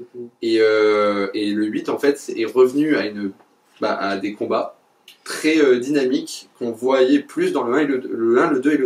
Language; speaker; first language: French; native; French